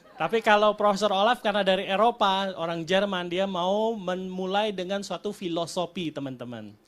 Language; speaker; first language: Indonesian; native; Indonesian